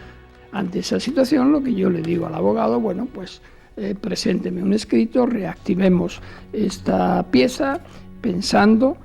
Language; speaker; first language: Spanish; native; Spanish